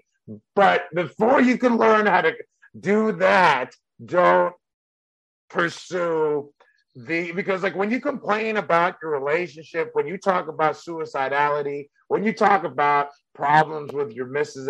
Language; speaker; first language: English; early bilingual, other home language; Spanish